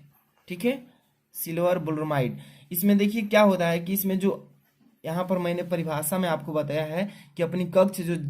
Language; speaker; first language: Hindi; native; Hindi